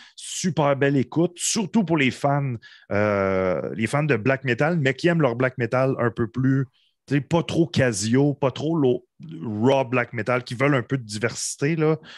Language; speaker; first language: French; native; French